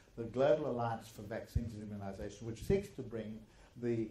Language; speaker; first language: English; early bilingual, other home language; German